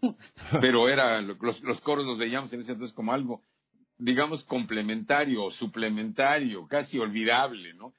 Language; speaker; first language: Spanish; native; Spanish